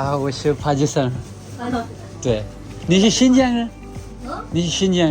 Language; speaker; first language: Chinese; non-native, learner; Urdu